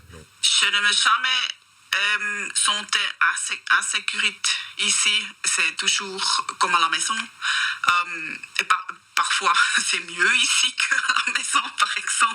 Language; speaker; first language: French; non-native, learner; German